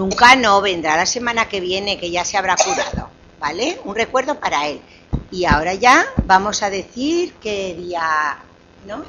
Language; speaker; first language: Spanish; native; Spanish